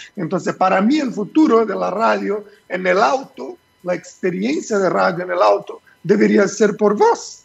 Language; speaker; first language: Spanish; non-native, fluent; Portuguese